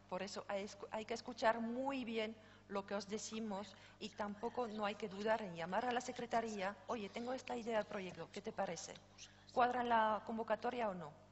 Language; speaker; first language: Spanish; non-native, fluent; French